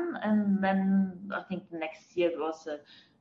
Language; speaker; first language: English; non-native, fluent; German